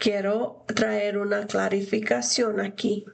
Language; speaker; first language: Spanish; non-native, fluent; English